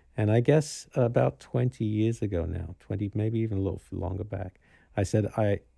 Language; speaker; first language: English; native; English